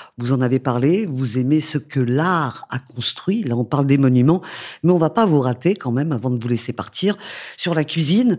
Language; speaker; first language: French; native; French